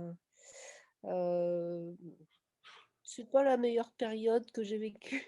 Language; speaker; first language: French; native; French